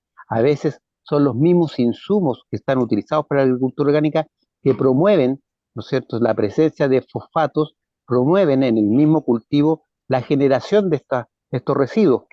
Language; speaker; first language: Spanish; native; Spanish